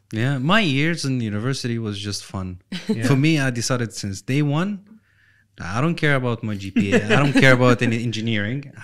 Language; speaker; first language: English; non-native, fluent; Arabic